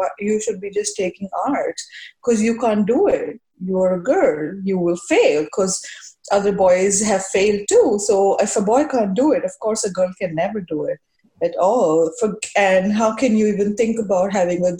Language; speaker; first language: English; non-native, local second language; Hindi